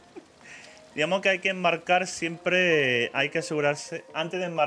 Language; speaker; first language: Spanish; native; Spanish